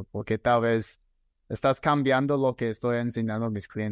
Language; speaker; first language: Spanish; non-native, fluent; English